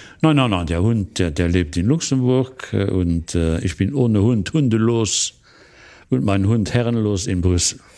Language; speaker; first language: German; non-native, local second language; Luxembourgish